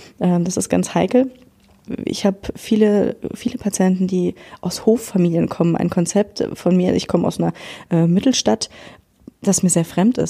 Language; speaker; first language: German; native; German